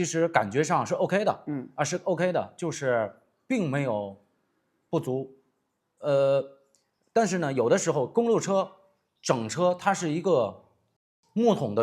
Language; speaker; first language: Chinese; native; Chinese